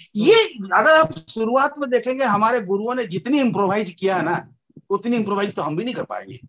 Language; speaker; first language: Hindi; native; Hindi